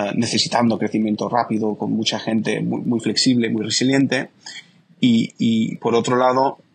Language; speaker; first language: Spanish; native; Spanish